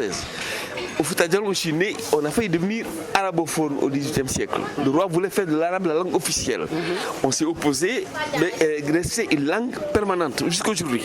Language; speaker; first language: French; non-native, local second language; Fula